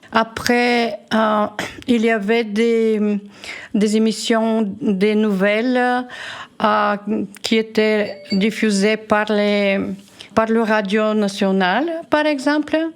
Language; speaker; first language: French; non-native, fluent; Bulgarian